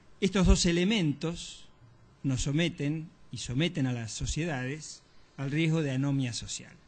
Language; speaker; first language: Spanish; native; Spanish